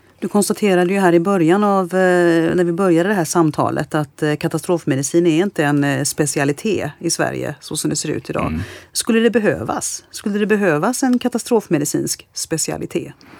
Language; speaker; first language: Swedish; native; Swedish